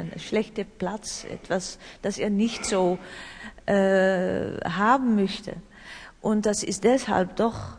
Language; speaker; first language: German; non-native, learner; Dutch